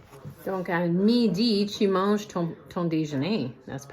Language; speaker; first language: French; non-native, fluent; English